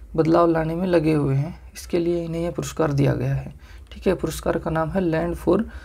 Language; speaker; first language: Hindi; native; Hindi